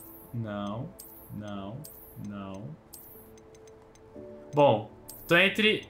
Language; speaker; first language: Portuguese; native; Portuguese